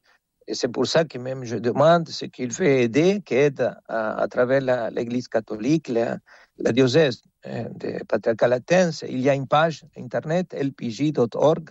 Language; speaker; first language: French; non-native, fluent; Spanish